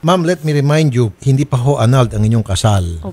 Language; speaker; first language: Filipino; native; Filipino